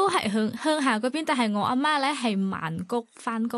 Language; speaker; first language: Cantonese; non-native, learner; Thai